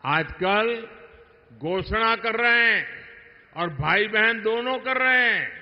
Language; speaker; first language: Hindi; non-native, local second language; Gujarati